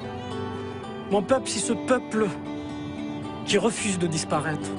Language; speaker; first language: French; non-native, local second language; Kabyle